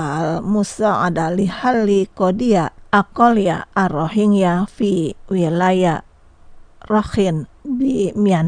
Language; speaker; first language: Arabic; non-native, fluent; Indonesian